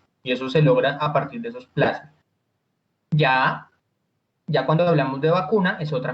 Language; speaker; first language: Spanish; native; Spanish